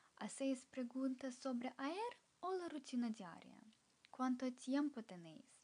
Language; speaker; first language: Spanish; non-native, fluent; Ukrainian